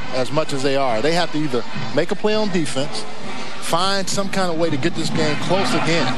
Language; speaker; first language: English; native; English